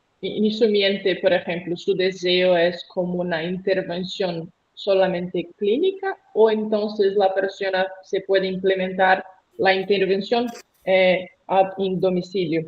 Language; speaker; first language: Spanish; non-native, learner; Portuguese